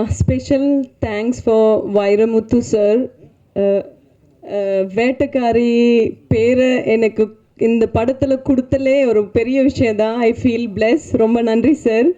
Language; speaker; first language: Tamil; non-native, fluent; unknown